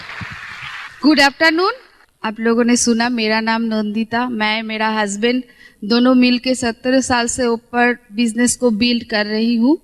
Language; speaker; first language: Hindi; non-native, local second language; Bangla